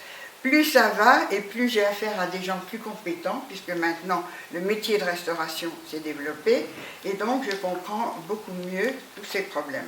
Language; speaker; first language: French; native; French